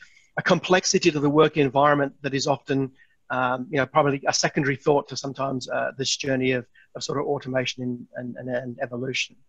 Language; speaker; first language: English; native; English